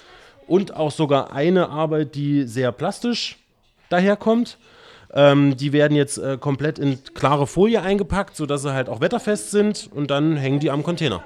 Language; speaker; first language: German; native; German